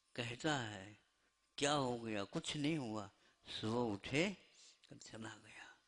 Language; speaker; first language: Hindi; non-native, local second language; Kannada